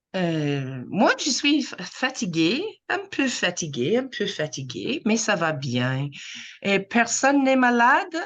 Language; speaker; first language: French; non-native, local second language; English